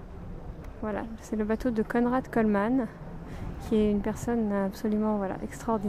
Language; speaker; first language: French; native; French